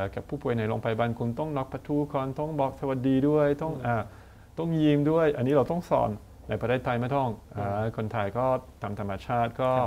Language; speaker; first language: Thai; non-native, fluent; French